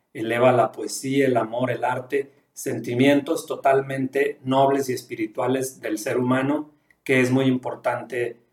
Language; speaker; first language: Spanish; native; Spanish